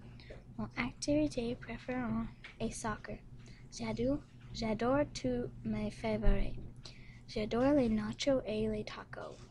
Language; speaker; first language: French; non-native, learner; English